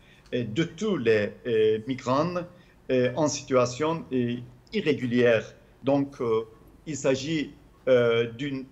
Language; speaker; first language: French; non-native, fluent; Turkish